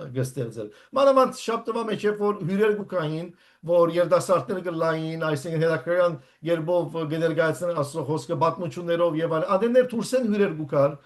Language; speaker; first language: Armenian; native; Armenian